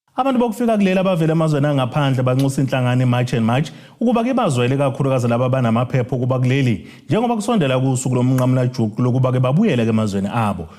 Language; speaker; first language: Zulu; native; Zulu